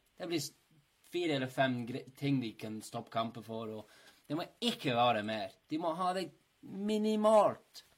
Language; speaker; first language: Norwegian; non-native, fluent; English